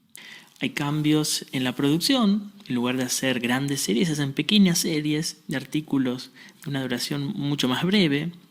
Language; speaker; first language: Spanish; native; Spanish